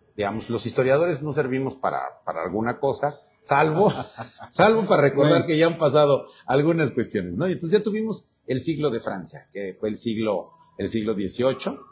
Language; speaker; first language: Spanish; native; Spanish